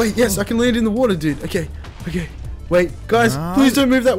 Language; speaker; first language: English; native; English